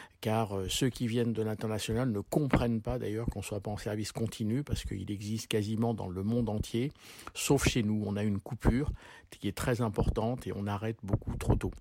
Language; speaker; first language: French; native; French